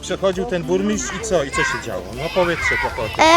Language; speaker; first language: Polish; native; Polish